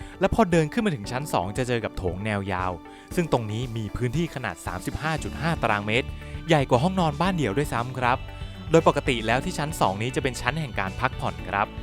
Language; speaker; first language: Thai; native; Thai